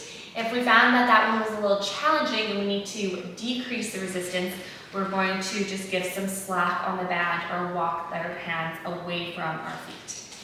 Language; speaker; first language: English; native; English